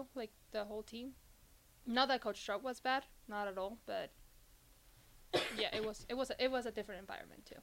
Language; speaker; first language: English; non-native, fluent; Spanish